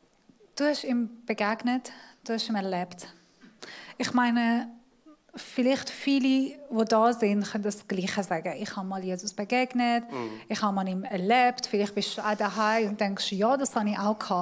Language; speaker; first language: German; non-native, fluent; Persian